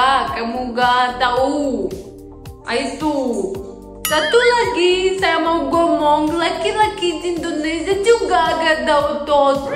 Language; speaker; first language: Indonesian; non-native, learner; Russian